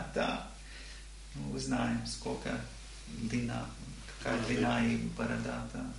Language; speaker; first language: Russian; non-native, learner; English